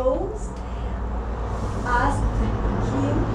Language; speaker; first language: English; non-native, learner; Spanish